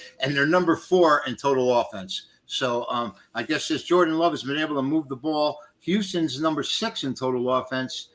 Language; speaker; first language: English; native; English